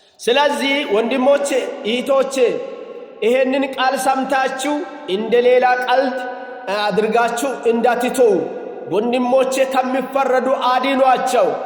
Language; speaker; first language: Amharic; non-native, local second language; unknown